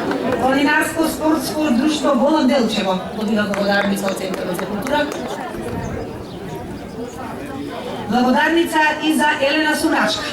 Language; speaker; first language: Macedonian; native; Macedonian